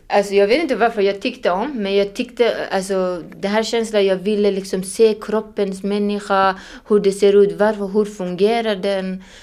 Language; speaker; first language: Swedish; non-native, fluent; Persian